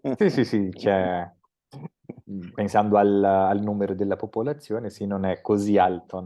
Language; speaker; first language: Italian; non-native, fluent; Portuguese